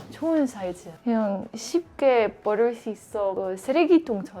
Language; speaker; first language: Korean; non-native, learner; Dutch